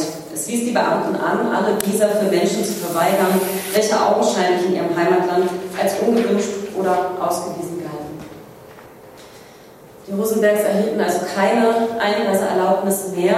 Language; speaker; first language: German; native; German